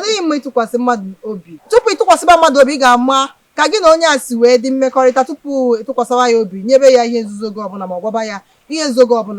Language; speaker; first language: Igbo; native; Igbo